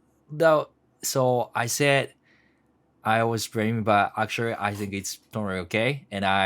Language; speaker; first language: English; non-native, learner; Japanese